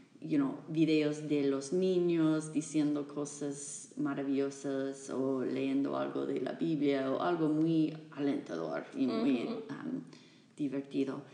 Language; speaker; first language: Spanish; non-native, fluent; English